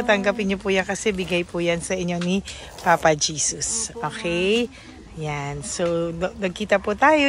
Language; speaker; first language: Filipino; native; Filipino